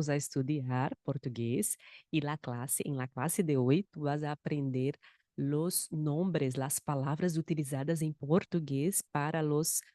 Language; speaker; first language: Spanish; non-native, fluent; Portuguese